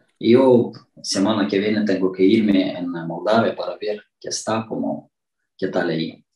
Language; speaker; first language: Spanish; non-native, learner; Romanian